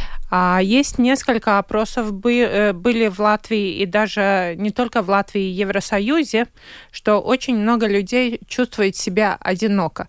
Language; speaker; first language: Russian; non-native, local second language; Latvian